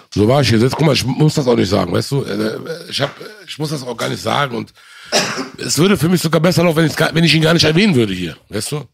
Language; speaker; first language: German; early bilingual, other home language; Arabic